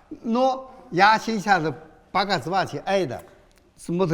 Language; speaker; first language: Russian; non-native, learner; Chinese